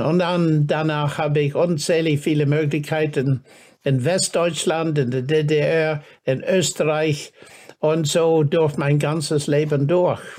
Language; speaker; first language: German; non-native, fluent; English